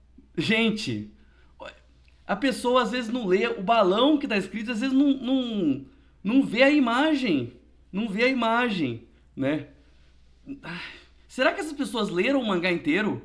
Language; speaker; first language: Portuguese; native; Portuguese